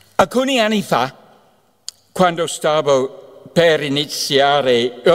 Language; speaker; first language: Italian; non-native, fluent; English